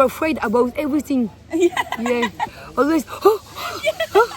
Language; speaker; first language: English; non-native, learner; French